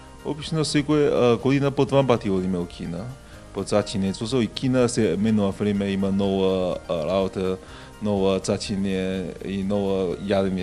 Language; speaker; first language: Macedonian; non-native, learner; Chinese